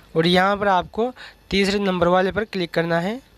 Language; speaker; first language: Hindi; native; Hindi